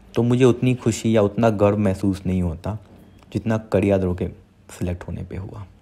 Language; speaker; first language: Hindi; non-native, local second language; Gujarati